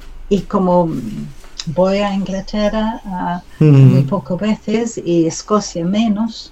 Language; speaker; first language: Spanish; non-native, learner; English